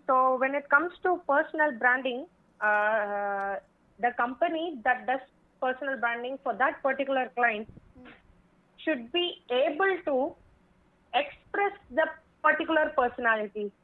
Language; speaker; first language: English; non-native, local second language; Tamil